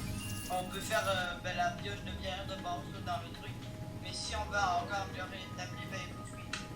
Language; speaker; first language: French; native; French